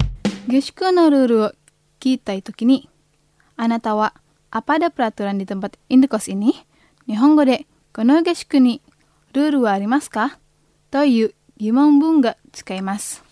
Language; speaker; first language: Japanese; non-native, fluent; Indonesian